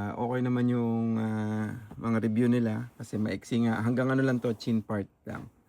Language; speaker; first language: Filipino; native; Filipino